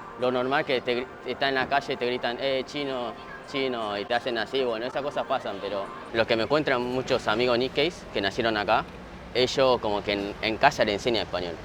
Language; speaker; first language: Spanish; early bilingual, other home language; Japanese